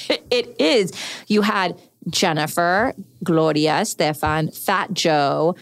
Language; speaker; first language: English; native; English